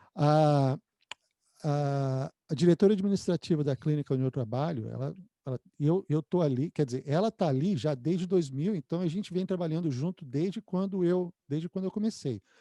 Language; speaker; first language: Portuguese; native; Portuguese